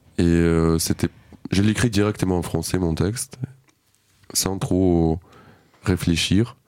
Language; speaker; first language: French; non-native, fluent; Russian